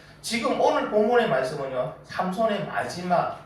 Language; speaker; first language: Korean; native; Korean